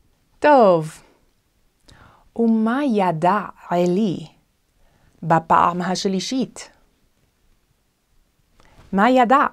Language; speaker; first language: Hebrew; non-native, fluent; English